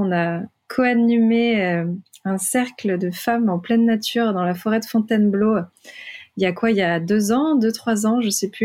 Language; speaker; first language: French; native; French